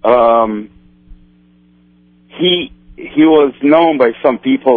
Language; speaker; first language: English; non-native, fluent; Portuguese